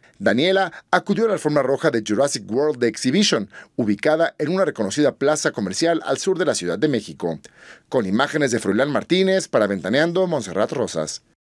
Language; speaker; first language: Spanish; native; Spanish